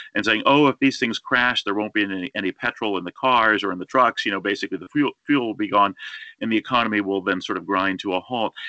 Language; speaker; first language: English; native; English